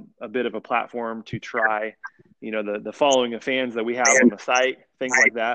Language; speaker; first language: English; native; English